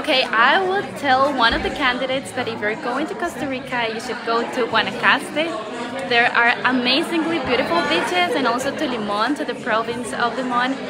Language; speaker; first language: English; non-native, fluent; Spanish